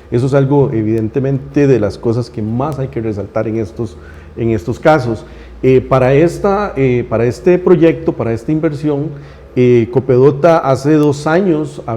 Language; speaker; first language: Spanish; native; Spanish